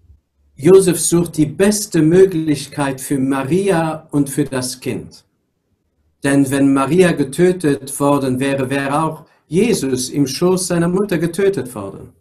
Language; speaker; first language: German; non-native, local second language; Luxembourgish